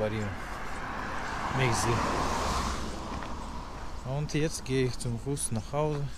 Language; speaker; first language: German; non-native, learner; Russian